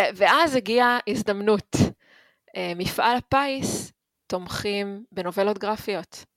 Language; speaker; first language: Hebrew; native; Hebrew